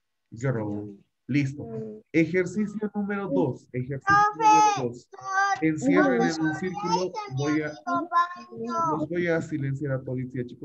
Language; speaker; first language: Spanish; native; Spanish